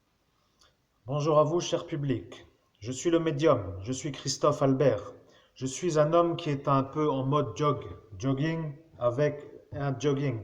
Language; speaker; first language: French; native; French